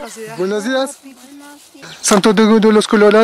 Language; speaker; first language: Spanish; non-native, learner; French